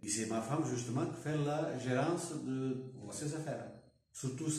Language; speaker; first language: French; non-native, fluent; Portuguese